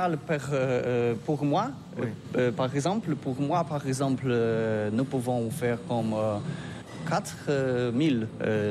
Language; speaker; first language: French; non-native, learner; Polish